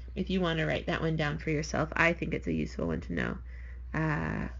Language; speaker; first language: English; native; English